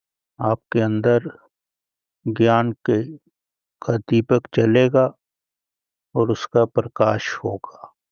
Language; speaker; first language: Hindi; native; Hindi